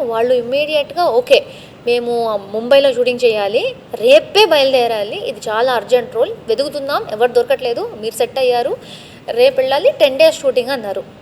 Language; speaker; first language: Telugu; non-native, local second language; Tamil